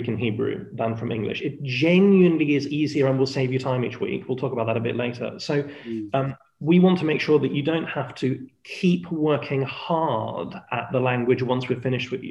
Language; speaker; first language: English; non-native, fluent; Spanish